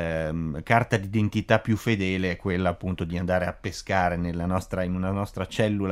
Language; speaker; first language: Italian; native; Italian